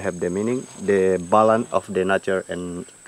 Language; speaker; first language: English; non-native, learner; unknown